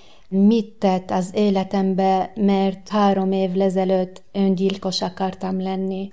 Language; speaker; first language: Hungarian; non-native, learner; Arabic